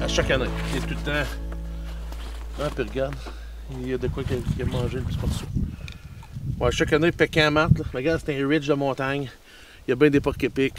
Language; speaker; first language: French; native; French